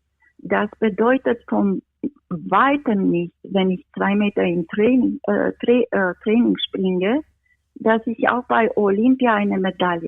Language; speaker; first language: German; non-native, fluent; Romanian